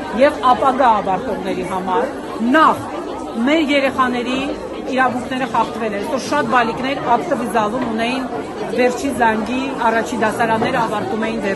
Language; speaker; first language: Armenian; native; Armenian